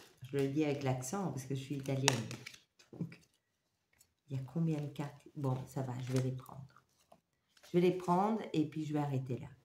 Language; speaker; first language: French; native; French